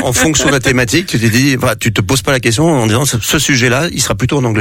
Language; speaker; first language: French; native; French